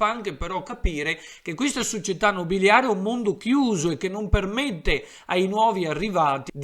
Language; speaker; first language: Italian; native; Italian